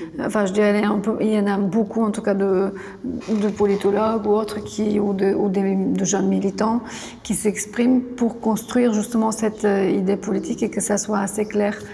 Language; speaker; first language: French; non-native, fluent; Bulgarian